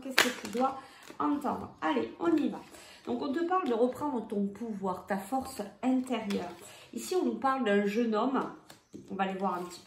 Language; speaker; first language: French; native; French